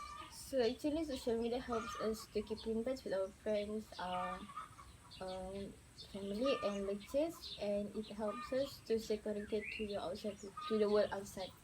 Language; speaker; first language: English; non-native, learner; Malay